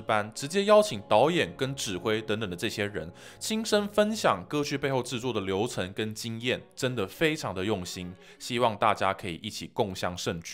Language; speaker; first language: Chinese; native; Chinese